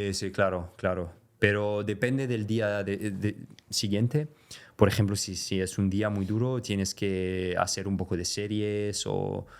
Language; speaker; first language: Spanish; non-native, fluent; French